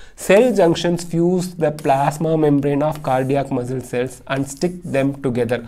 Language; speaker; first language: English; non-native, local second language; Tamil